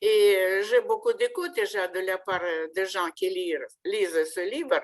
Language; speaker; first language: French; non-native, fluent; Russian